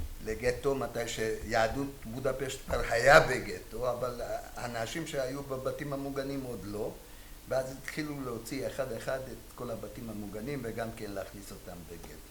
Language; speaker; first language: Hebrew; non-native, fluent; Hungarian